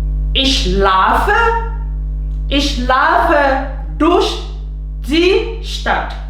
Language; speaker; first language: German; non-native, fluent; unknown